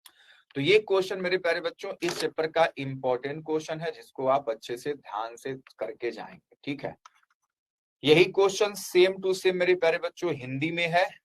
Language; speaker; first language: Hindi; native; Hindi